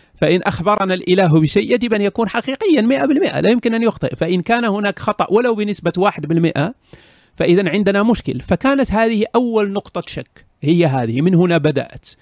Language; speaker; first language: Arabic; native; Arabic